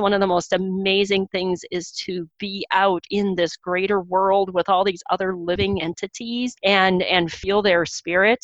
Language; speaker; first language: English; native; English